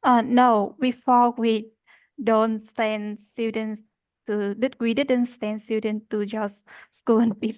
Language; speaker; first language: English; non-native, learner; Vietnamese